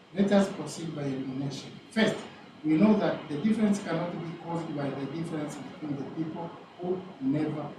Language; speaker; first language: English; non-native, local second language; Swahili